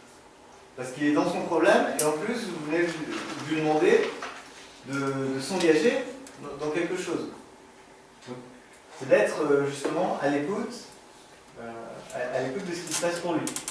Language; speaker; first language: French; native; French